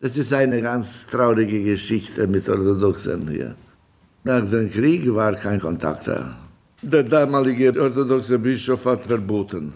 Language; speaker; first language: German; non-native, fluent; Albanian